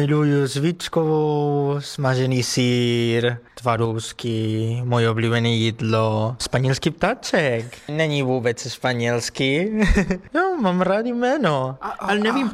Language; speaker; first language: Czech; non-native, learner; Spanish